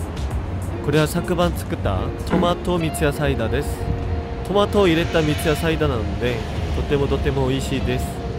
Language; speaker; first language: Japanese; non-native, fluent; Korean